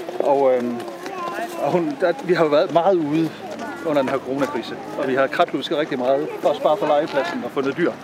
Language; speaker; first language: Danish; native; Danish